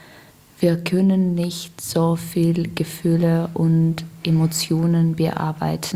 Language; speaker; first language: German; non-native, learner; Russian